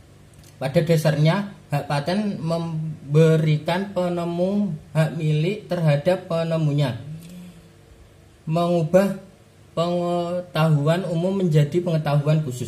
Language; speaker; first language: Indonesian; native; Indonesian